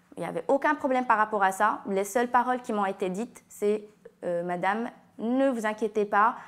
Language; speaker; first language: French; non-native, local second language; Arabic